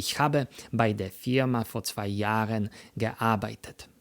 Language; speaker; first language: German; non-native, fluent; Polish